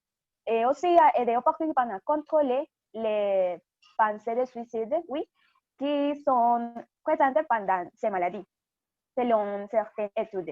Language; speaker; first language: French; non-native, fluent; Spanish